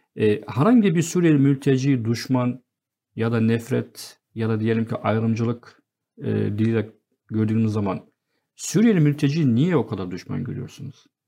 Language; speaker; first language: Turkish; non-native, fluent; Arabic